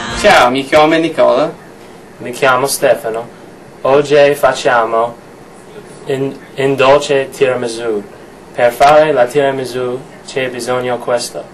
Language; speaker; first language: Italian; non-native, learner; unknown